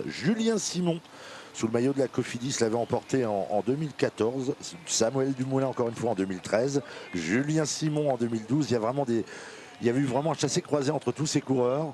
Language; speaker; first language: French; native; French